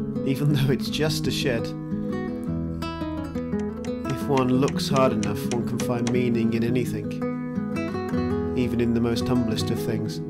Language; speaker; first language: English; native; English